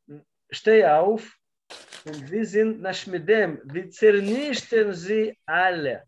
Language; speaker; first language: German; non-native, learner; Russian